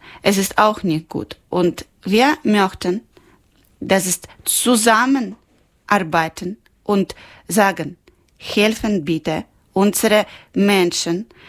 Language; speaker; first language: German; non-native, local second language; Ukrainian